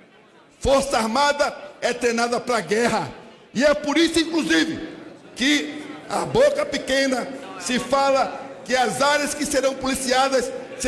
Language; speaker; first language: Portuguese; native; Portuguese